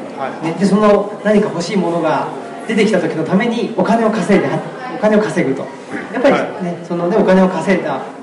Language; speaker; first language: Japanese; native; Japanese